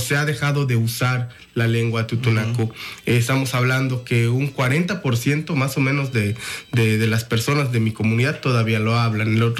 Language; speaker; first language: Spanish; non-native, local second language; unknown